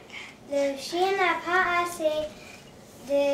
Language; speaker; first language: French; non-native, learner; English